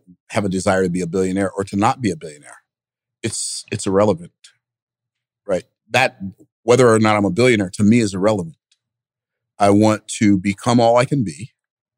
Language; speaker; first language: English; native; English